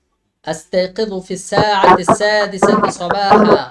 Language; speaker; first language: Arabic; non-native, fluent; Bangla